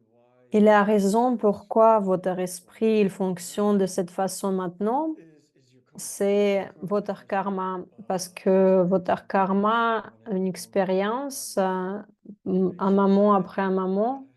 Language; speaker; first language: French; non-native, fluent; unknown